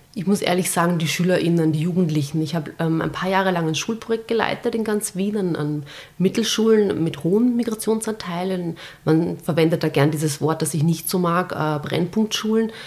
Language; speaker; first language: German; early bilingual, other home language; Bosnian